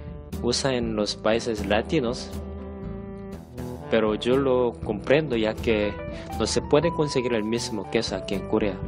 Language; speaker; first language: Spanish; non-native, fluent; Korean